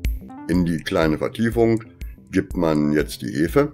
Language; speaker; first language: German; native; German